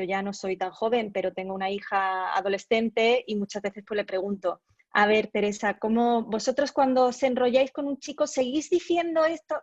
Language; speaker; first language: Spanish; native; Spanish